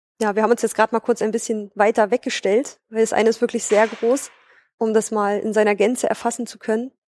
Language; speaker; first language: German; native; German